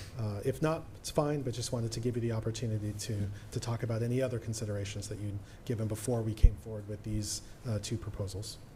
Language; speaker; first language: English; native; English